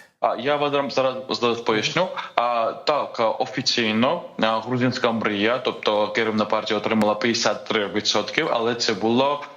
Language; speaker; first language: Ukrainian; non-native, fluent; Georgian